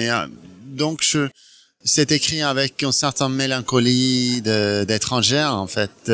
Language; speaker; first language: French; non-native, fluent; Norwegian